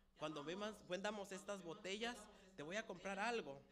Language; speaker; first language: Spanish; early bilingual, heritage; Spanish